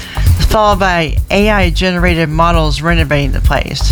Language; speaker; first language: English; native; English